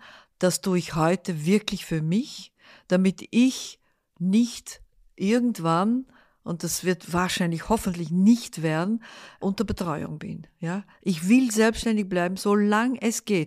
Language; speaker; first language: German; early bilingual, other home language; Dutch